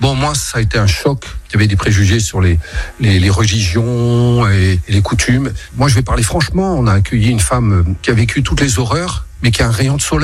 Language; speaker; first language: French; native; French